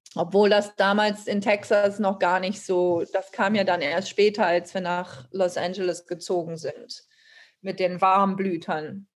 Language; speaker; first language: German; native; German